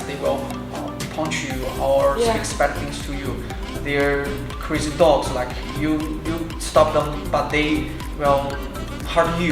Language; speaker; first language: English; non-native, learner; Chinese